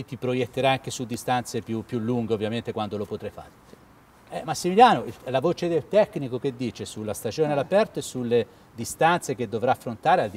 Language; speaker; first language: Italian; native; Italian